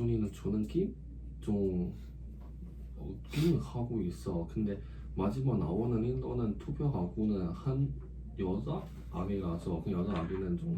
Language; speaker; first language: Korean; non-native, learner; Chinese